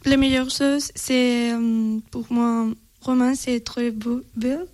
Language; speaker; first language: French; non-native, learner; Spanish